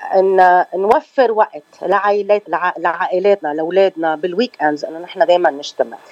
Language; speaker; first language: Arabic; native; Arabic